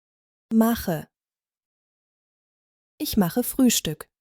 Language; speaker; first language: German; non-native, fluent; Croatian